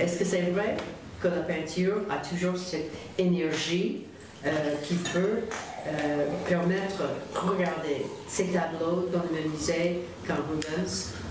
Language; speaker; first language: French; non-native, fluent; English